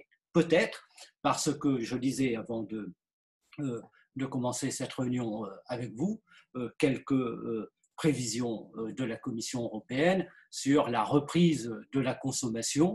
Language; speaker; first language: French; native; French